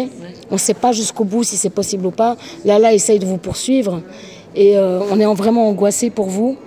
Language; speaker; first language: French; native; French